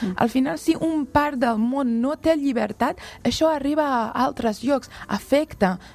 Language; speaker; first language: Catalan; non-native, fluent; Persian